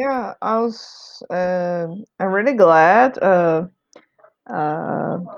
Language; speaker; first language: English; non-native, fluent; Portuguese